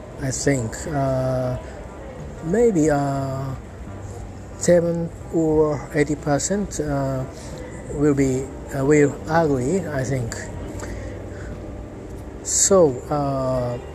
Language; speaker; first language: English; non-native, learner; Japanese